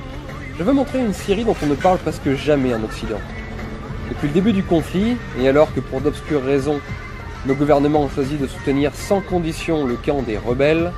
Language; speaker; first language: French; native; French